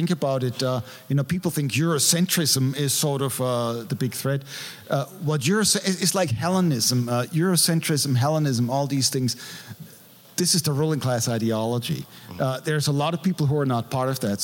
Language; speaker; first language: English; non-native, fluent; German